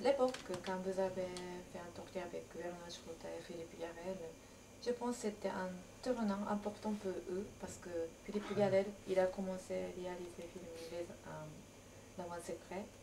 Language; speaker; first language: French; non-native, learner; Japanese